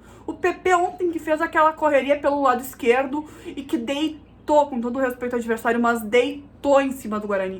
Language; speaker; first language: Portuguese; native; Portuguese